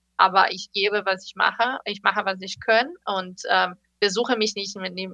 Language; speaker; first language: German; non-native, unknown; Portuguese